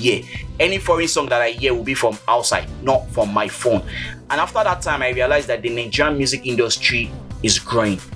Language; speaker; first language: English; non-native, local second language; Yoruba